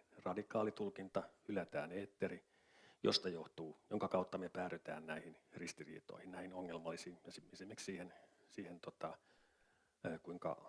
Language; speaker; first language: Finnish; native; Finnish